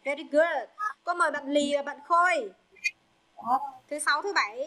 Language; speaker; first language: Vietnamese; native; Vietnamese